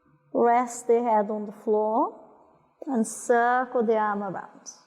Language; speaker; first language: English; non-native, fluent; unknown